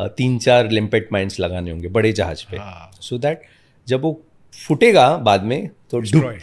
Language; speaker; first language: Hindi; non-native, local second language; Malayalam